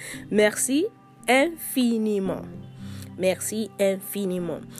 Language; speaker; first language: French; non-native, fluent; Yoruba